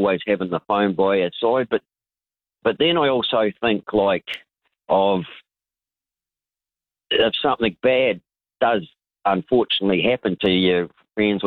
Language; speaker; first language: English; native; English